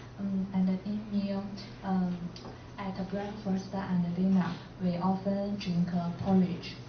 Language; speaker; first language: English; non-native, learner; Chinese